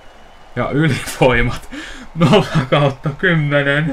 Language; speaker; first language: Finnish; native; Finnish